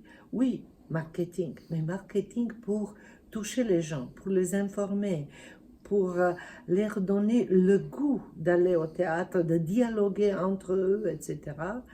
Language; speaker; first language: French; non-native, fluent; Serbian